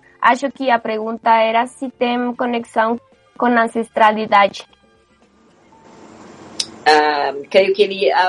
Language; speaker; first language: Portuguese; non-native, learner; Spanish